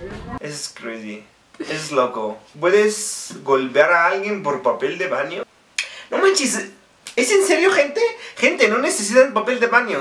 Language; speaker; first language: Spanish; non-native, fluent; Arabic